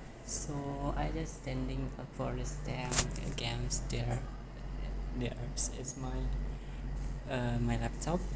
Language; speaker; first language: English; non-native, learner; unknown